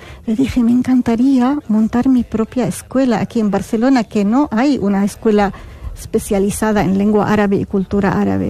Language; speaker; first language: Spanish; non-native, fluent; Arabic